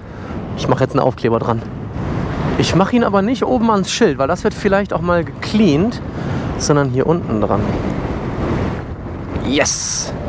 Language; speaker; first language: German; native; German